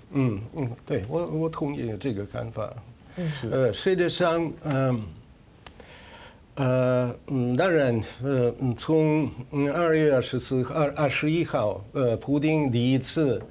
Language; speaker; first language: Chinese; non-native, fluent; Russian